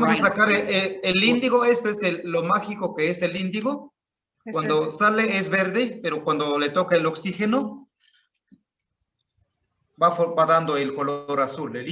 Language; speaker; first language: Spanish; non-native, local second language; Zapotec